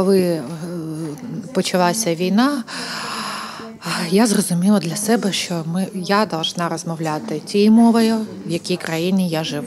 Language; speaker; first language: Ukrainian; non-native, local second language; Russian